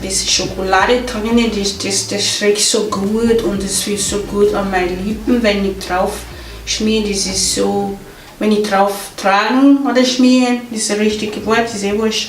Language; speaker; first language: German; non-native, fluent; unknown